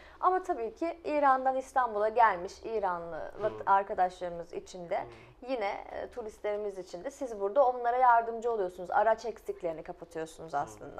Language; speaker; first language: Turkish; native; Turkish